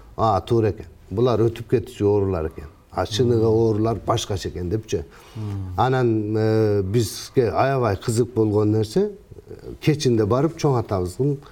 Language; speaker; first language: Kyrgyz; early bilingual, heritage; Kyrgyz